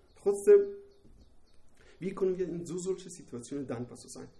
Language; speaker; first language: German; non-native, learner; Persian